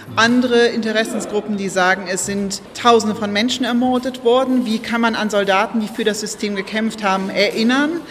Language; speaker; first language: German; native; German